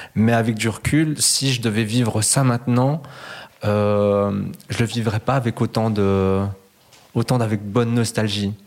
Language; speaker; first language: French; early bilingual, other home language; Spanish